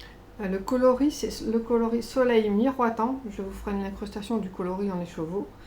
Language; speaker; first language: French; native; French